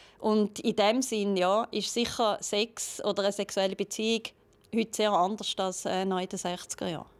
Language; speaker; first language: German; native; German